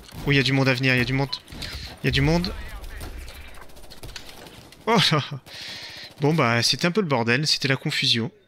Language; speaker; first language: French; native; French